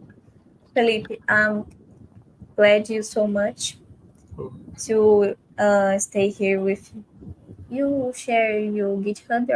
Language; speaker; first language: English; non-native, fluent; Portuguese